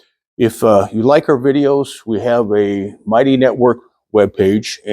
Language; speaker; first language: English; native; English